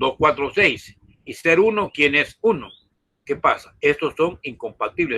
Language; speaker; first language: Spanish; native; Spanish